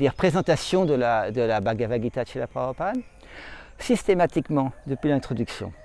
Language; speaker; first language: French; native; French